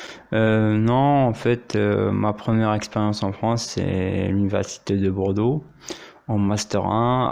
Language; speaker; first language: French; non-native, local second language; Arabic